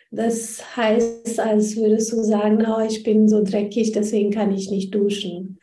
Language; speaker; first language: German; non-native, fluent; Hindi